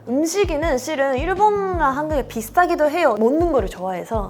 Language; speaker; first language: Korean; non-native, fluent; Japanese